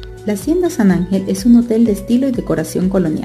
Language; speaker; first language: Spanish; native; Spanish